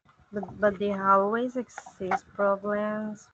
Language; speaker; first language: English; non-native, learner; Spanish